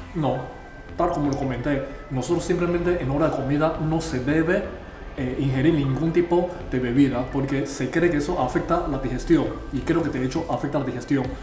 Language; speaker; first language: Spanish; non-native, fluent; Chinese